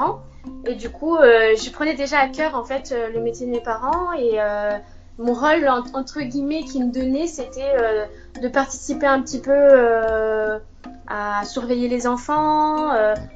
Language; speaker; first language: French; native; French